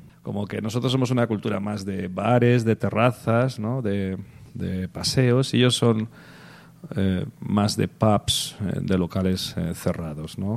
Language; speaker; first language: Spanish; native; Spanish